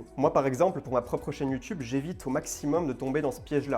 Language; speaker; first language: French; native; French